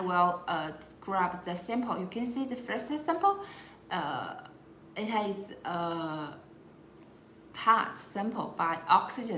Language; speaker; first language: English; non-native, learner; Chinese